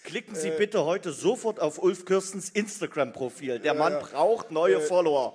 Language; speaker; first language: German; native; German